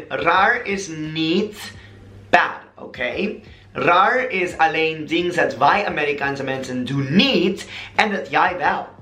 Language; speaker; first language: Dutch; non-native, learner; English